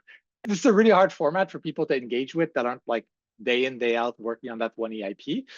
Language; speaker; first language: English; native; English